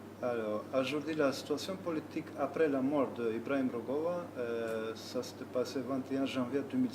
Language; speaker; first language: French; non-native, learner; Albanian